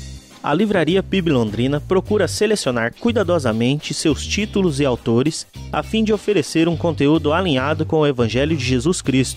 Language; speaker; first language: Portuguese; native; Portuguese